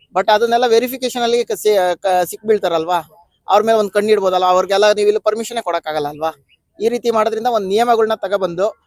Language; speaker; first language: Kannada; native; Kannada